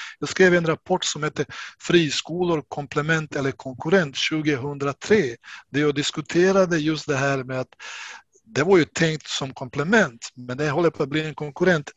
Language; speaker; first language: Swedish; non-native, fluent; Bosnian